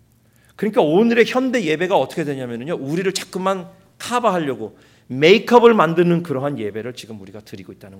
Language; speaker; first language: Korean; early bilingual, heritage; Korean